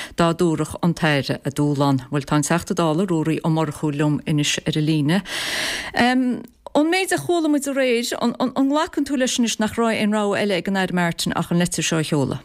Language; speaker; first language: Irish; native; Irish